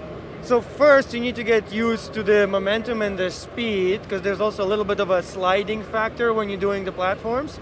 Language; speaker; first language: English; non-native, fluent; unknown